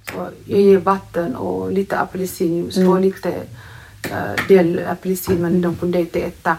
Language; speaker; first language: Swedish; non-native, learner; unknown